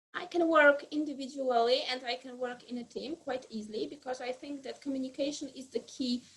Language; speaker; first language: English; non-native, fluent; Polish